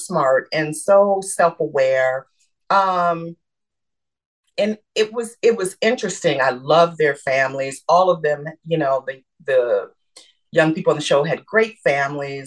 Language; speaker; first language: English; native; English